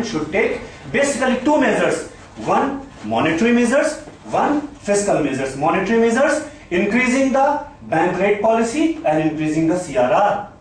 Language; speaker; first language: English; non-native, local second language; Hindi